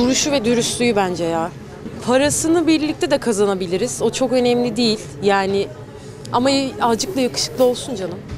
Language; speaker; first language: Turkish; native; Turkish